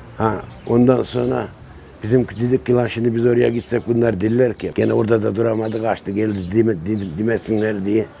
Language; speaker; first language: Turkish; native; Turkish